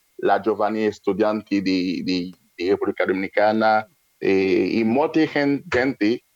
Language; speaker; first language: Italian; non-native, learner; French